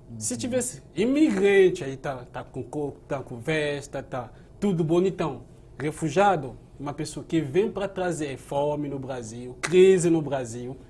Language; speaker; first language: Portuguese; non-native, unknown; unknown